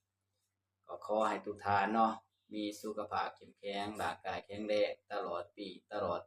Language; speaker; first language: Thai; non-native, local second language; Lao